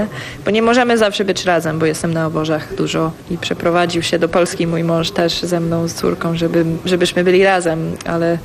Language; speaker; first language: Polish; non-native, fluent; English